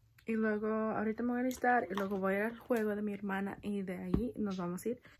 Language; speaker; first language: Spanish; early bilingual, heritage; Spanish